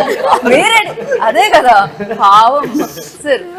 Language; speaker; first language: Telugu; native; Telugu